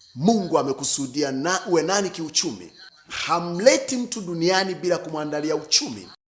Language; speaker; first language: Swahili; native; Swahili